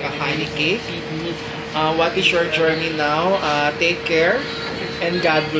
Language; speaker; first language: English; non-native, local second language; Filipino